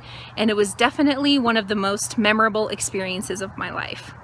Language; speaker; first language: English; native; English